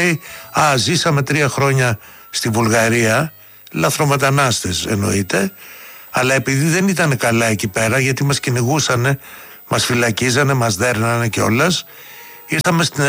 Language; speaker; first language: Greek; native; Greek